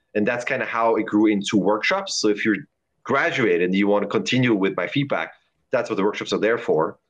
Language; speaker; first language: English; non-native, fluent; German